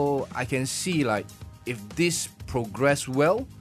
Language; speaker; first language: English; non-native, local second language; Malay